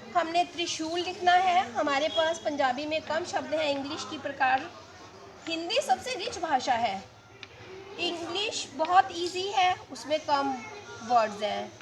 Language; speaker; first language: Hindi; non-native, local second language; Punjabi